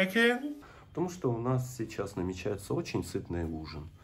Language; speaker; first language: Russian; native; Russian